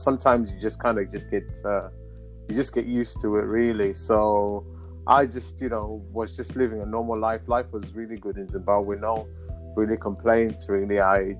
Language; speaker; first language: English; non-native, local second language; Shona